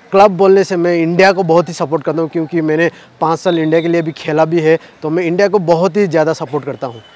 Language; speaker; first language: Hindi; non-native, local second language; Nepali